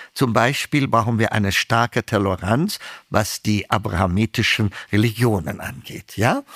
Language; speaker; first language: German; non-native, fluent; Amharic